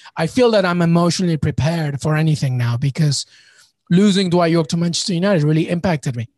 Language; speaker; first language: English; early bilingual, other home language; Spanish